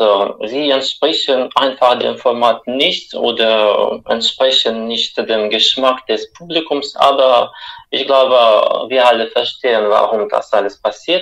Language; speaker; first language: German; non-native, fluent; Russian